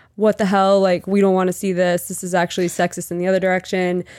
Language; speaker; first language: English; native; English